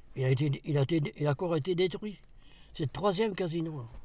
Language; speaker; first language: French; native; French